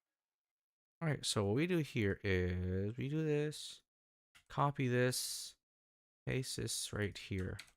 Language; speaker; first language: English; native; English